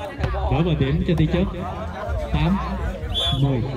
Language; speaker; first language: Vietnamese; native; Vietnamese